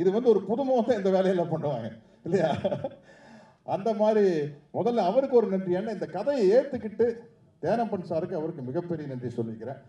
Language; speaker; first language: Tamil; native; Tamil